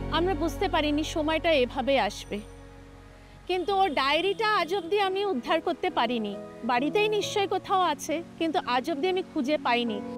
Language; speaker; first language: Bangla; native; Bangla